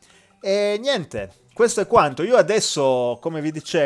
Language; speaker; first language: Italian; native; Italian